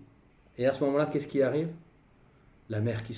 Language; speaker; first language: French; native; French